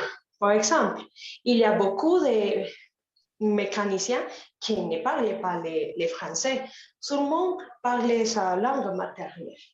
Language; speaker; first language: French; non-native, learner; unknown